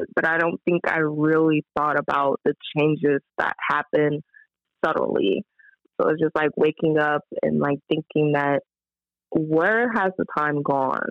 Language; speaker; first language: English; native; English